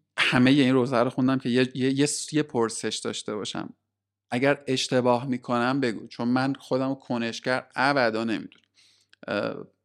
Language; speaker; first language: Persian; native; Persian